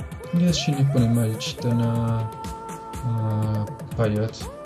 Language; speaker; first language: Russian; non-native, learner; Spanish